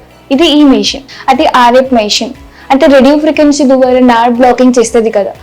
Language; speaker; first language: Telugu; non-native, learner; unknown